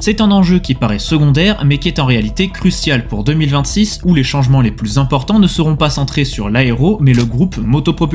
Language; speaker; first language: French; native; French